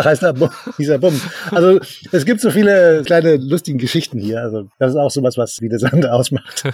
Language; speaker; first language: German; native; German